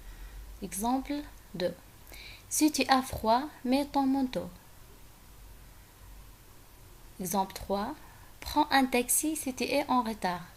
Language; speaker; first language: French; non-native, fluent; Arabic